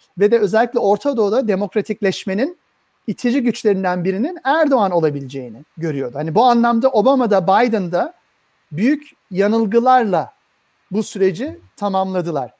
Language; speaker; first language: Turkish; native; Turkish